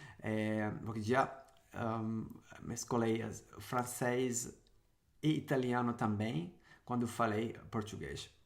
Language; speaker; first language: Portuguese; non-native, fluent; Sinhala